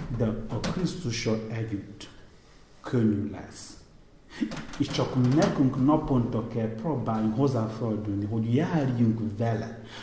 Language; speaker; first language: Hungarian; non-native, fluent; Igbo